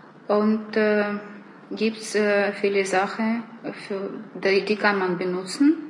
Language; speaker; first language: German; non-native, learner; Russian